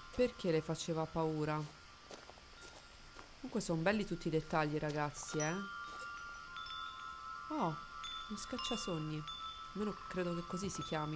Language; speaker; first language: Italian; native; Italian